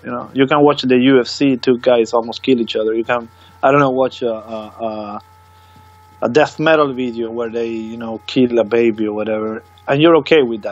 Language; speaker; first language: English; non-native, fluent; Swedish